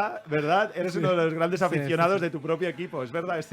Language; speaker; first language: Catalan; native; Catalan